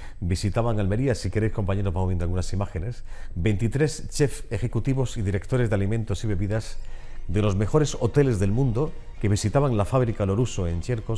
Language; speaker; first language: Spanish; native; Spanish